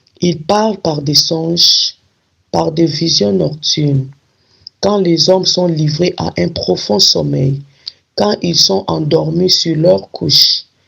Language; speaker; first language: French; non-native, local second language; Lingala